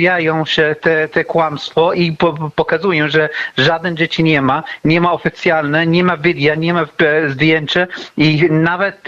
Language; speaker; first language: Polish; non-native, fluent; Arabic